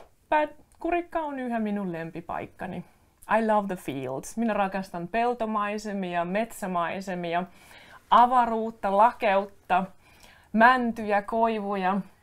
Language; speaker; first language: Finnish; native; Finnish